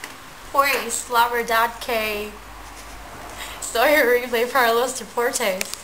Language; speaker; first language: Spanish; non-native, learner; English